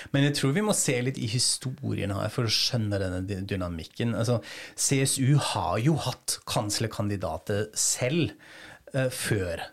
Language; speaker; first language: Norwegian; non-native, fluent; German